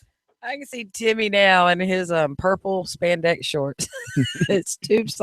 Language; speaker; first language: English; native; English